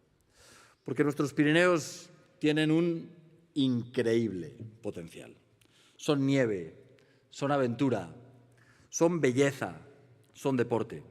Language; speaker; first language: Spanish; native; Spanish